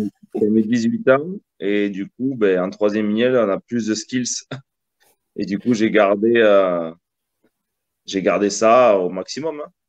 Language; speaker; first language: French; early bilingual, other home language; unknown